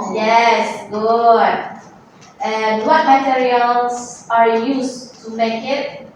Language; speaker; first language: English; non-native, learner; Indonesian